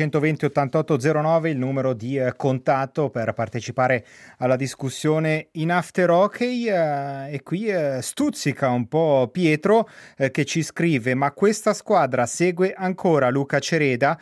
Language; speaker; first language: Italian; native; Italian